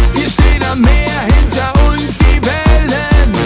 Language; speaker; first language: German; non-native, learner; Dutch